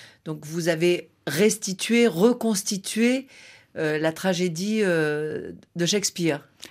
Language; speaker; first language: French; native; French